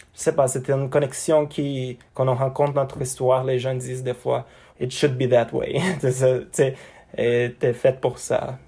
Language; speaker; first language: French; non-native, fluent; Portuguese